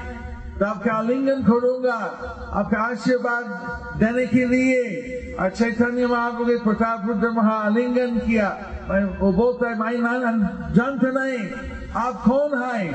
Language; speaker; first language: Hindi; non-native, learner; English